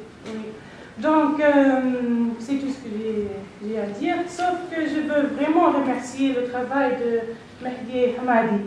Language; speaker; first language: French; non-native, fluent; English